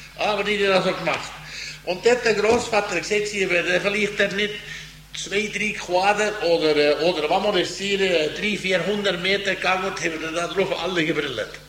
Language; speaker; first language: German; early bilingual, heritage; Spanish